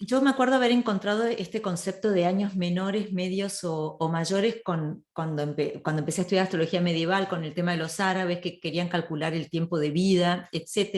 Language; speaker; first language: Spanish; native; Spanish